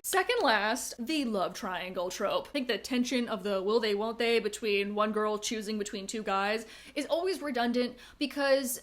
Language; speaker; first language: English; native; English